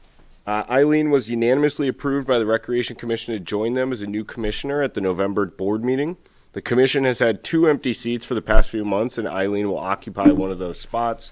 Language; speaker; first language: English; native; English